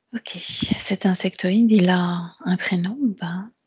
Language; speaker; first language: French; native; French